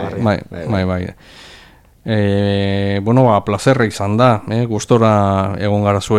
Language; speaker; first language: Basque; native; Basque